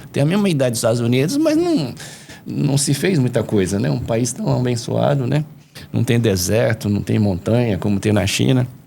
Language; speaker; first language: Portuguese; early bilingual, other home language; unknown